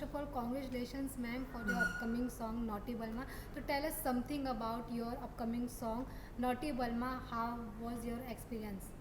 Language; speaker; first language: Hindi; native; Hindi